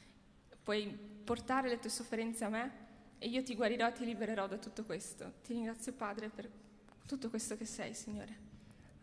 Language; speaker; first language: Italian; native; Italian